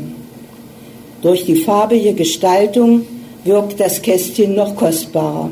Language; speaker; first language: German; native; German